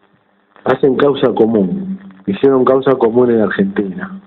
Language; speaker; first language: Spanish; native; Spanish